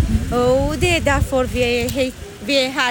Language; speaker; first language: Swedish; non-native, learner; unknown